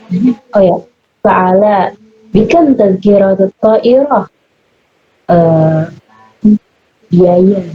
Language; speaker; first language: Arabic; non-native, learner; Indonesian